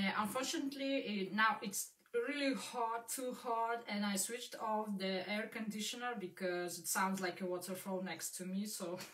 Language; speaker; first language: English; non-native, fluent; Russian